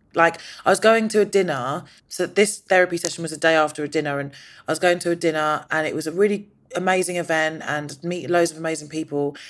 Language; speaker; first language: English; native; English